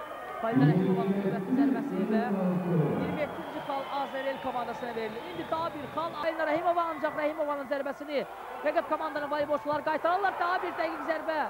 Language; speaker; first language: Azerbaijani; native; Azerbaijani